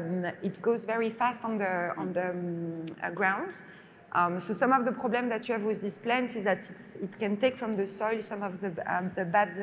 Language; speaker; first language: English; non-native, fluent; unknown